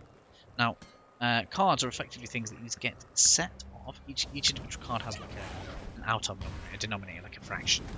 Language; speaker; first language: English; native; English